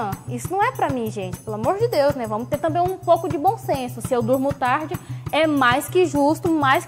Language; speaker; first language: Portuguese; native; Portuguese